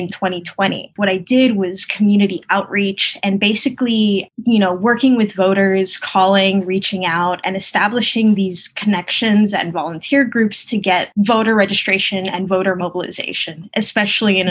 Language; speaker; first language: English; early bilingual, other home language; Spanish